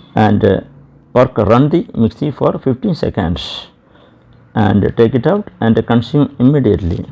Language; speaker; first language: English; non-native, local second language; Malayalam